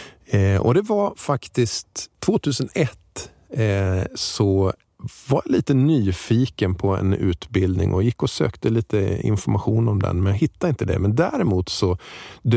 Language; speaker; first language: Swedish; native; Swedish